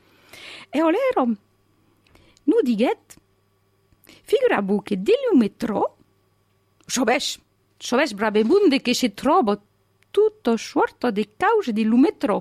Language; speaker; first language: French; native; French